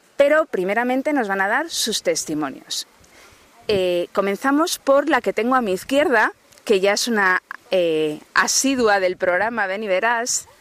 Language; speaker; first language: Spanish; native; Spanish